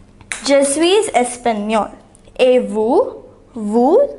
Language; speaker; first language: French; non-native, fluent; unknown